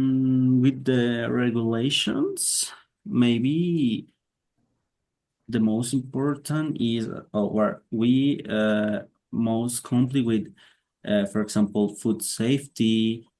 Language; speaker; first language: English; non-native, learner; Spanish